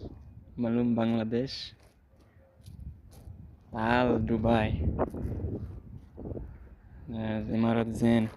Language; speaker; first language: Arabic; non-native, learner; Bangla